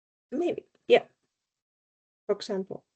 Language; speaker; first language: English; non-native, learner; Spanish